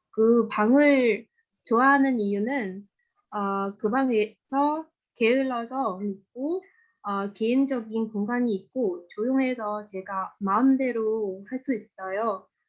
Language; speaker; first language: Korean; non-native, learner; Vietnamese